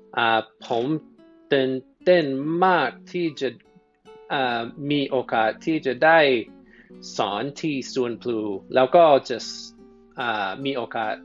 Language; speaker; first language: Thai; non-native, fluent; English